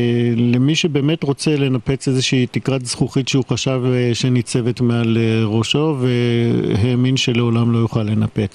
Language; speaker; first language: Hebrew; native; Hebrew